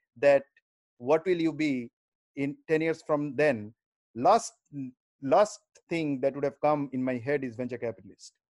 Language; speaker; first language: English; non-native, local second language; Bangla